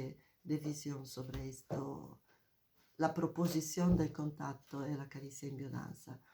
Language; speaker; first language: Spanish; non-native, fluent; Italian